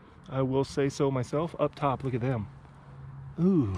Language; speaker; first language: English; native; English